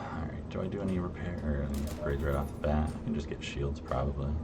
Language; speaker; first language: English; native; English